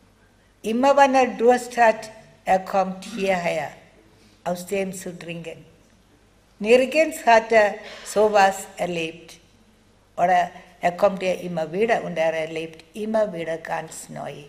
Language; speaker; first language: German; non-native, fluent; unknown